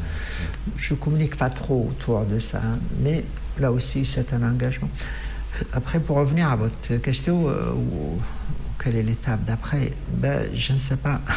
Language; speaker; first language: French; non-native, fluent; Arabic